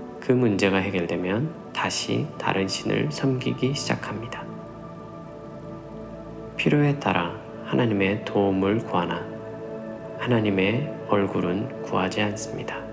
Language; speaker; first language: Korean; native; Korean